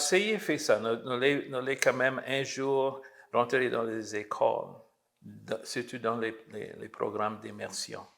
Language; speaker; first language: French; early bilingual, heritage; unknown